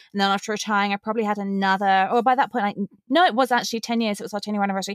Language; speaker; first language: English; native; English